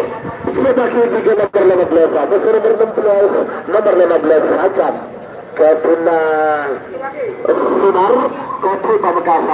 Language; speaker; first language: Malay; non-native, local second language; Madurese